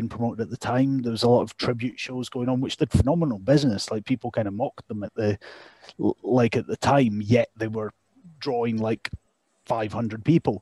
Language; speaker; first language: English; native; English